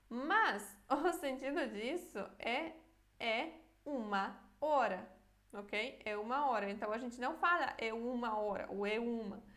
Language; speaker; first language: Portuguese; non-native, fluent; Polish